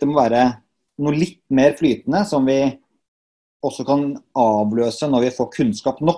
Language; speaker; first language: Norwegian; native; Norwegian